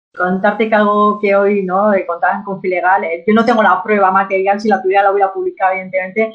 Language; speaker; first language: Spanish; native; Spanish